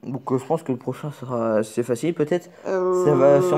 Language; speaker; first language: French; native; French